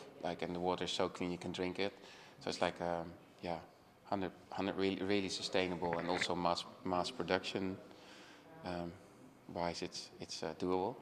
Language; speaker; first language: English; non-native, fluent; Dutch